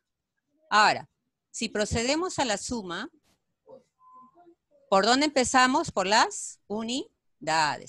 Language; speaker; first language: Spanish; native; Spanish